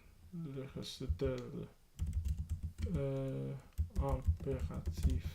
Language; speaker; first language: French; non-native, learner; English